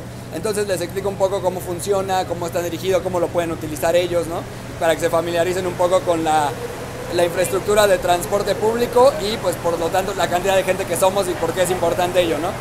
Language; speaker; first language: Spanish; native; Spanish